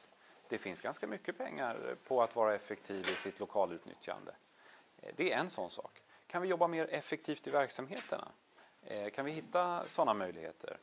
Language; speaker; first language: Swedish; native; Swedish